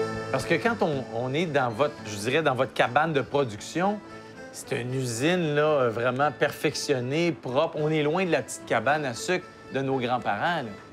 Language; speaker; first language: French; native; French